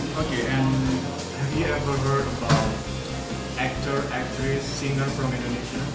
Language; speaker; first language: English; non-native, learner; Indonesian